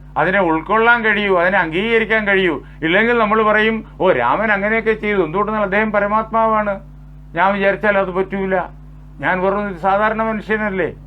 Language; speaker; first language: Malayalam; native; Malayalam